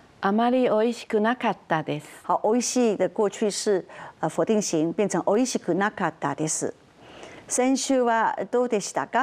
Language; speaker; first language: Japanese; non-native, fluent; Chinese